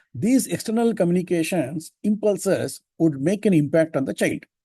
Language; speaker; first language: English; non-native, local second language; Kannada